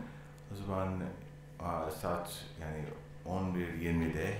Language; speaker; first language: Turkish; non-native, learner; English